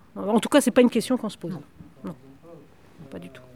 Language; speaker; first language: French; native; French